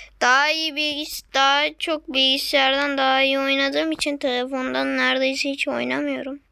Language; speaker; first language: Turkish; native; Turkish